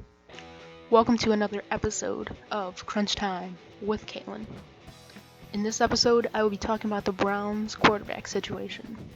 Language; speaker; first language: English; native; English